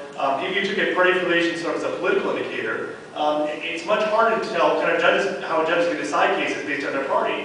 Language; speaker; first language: English; native; English